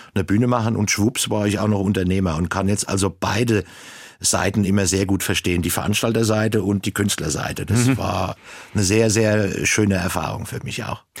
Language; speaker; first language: German; native; German